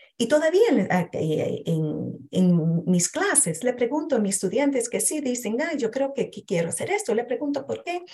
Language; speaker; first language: Spanish; early bilingual, heritage; Spanish